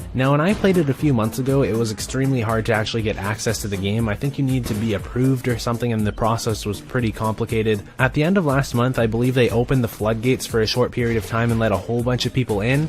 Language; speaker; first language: English; native; English